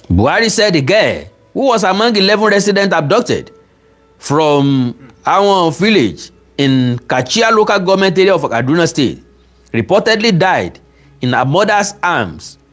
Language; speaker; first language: English; non-native, local second language; Yoruba